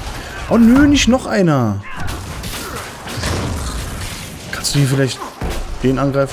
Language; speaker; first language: German; native; German